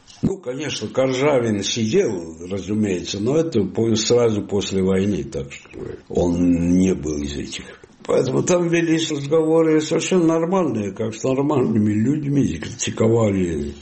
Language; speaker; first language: Russian; non-native, fluent; Italian